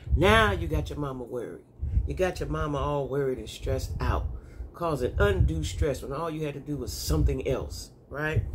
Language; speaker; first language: English; native; English